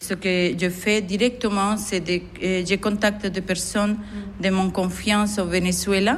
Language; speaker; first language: French; non-native, fluent; Spanish